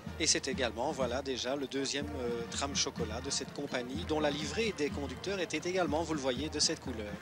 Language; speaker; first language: French; native; French